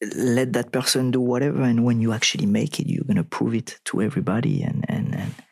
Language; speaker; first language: English; non-native, fluent; French